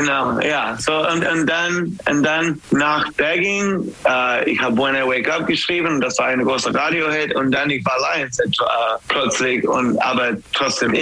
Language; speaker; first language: German; non-native, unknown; English